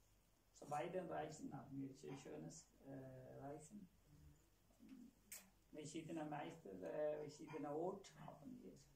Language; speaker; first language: German; non-native, learner; Tamil